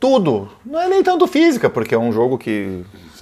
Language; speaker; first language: Portuguese; native; Portuguese